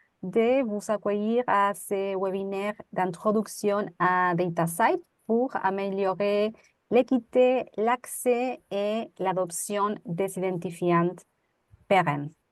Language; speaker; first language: French; non-native, fluent; Spanish